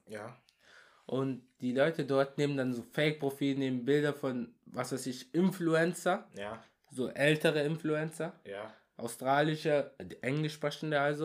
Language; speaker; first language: German; early bilingual, other home language; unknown